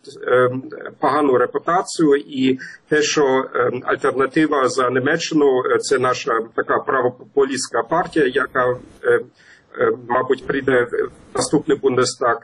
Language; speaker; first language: Ukrainian; non-native, fluent; German